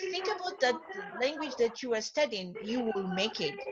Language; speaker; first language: English; non-native, fluent; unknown